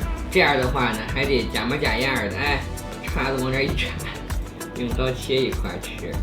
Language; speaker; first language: Chinese; native; Chinese